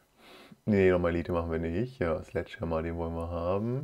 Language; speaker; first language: German; native; German